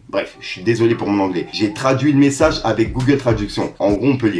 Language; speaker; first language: French; native; French